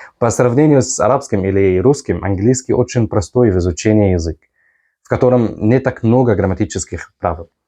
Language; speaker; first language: Russian; non-native, fluent; Arabic